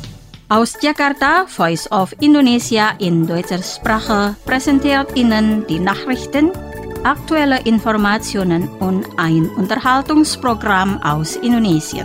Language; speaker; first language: German; non-native, fluent; Indonesian